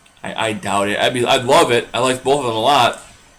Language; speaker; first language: English; native; English